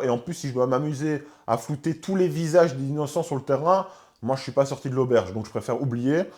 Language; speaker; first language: French; native; French